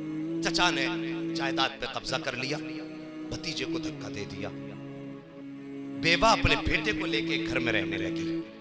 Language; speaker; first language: Urdu; native; Urdu